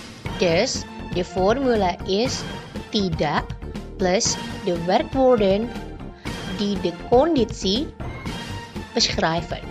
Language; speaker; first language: Dutch; non-native, learner; Indonesian